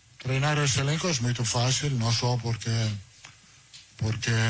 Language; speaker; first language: Portuguese; non-native, fluent; Italian